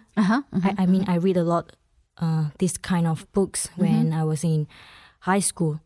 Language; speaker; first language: English; non-native, local second language; Chinese